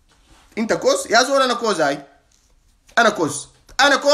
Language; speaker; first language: Arabic; native; Arabic